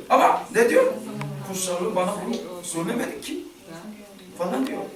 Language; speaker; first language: Turkish; non-native, learner; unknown